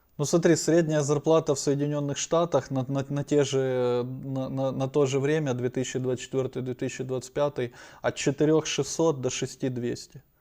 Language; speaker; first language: Russian; non-native, local second language; Ukrainian